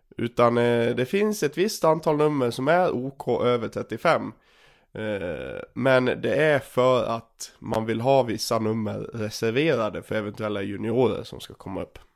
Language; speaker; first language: Swedish; native; Swedish